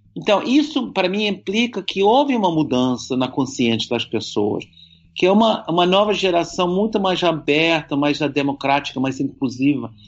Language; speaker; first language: Portuguese; non-native, fluent; English